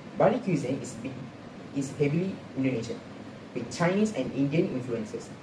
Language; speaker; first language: English; non-native, local second language; Tamil